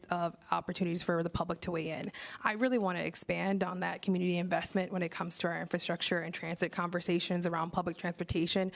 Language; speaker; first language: English; native; English